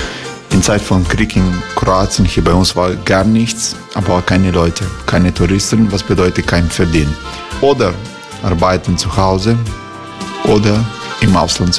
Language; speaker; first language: German; non-native, fluent; Croatian